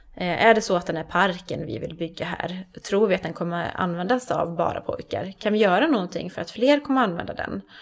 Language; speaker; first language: Swedish; native; Swedish